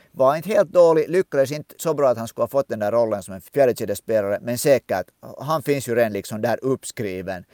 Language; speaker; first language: Swedish; native; Swedish